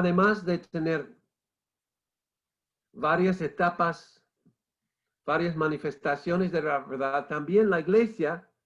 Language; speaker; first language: Spanish; non-native, fluent; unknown